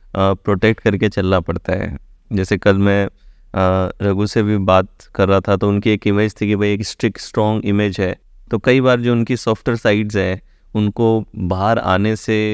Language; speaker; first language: Hindi; native; Hindi